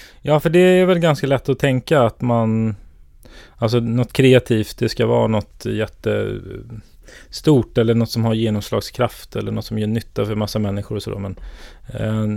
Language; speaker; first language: Swedish; native; Swedish